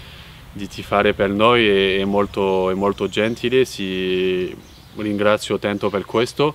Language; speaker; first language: Italian; non-native, fluent; French